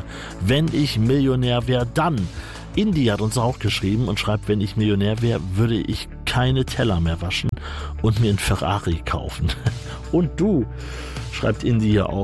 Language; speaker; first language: German; native; German